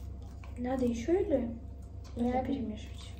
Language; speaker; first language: Russian; non-native, local second language; Kazakh